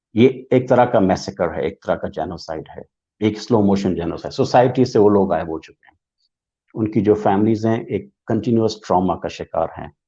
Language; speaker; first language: Urdu; non-native, local second language; Baluchi